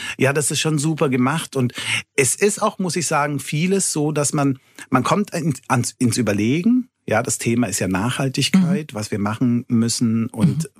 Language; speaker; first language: German; early bilingual, other home language; Italian